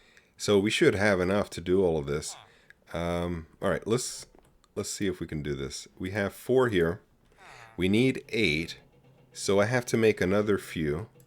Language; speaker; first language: English; native; English